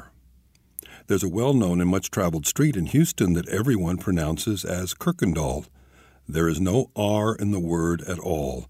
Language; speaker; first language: English; native; English